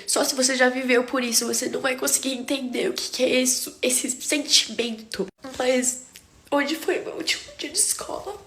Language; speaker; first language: Portuguese; early bilingual, heritage; Portuguese